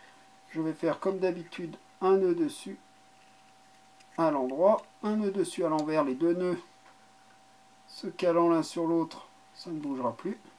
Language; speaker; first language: French; native; French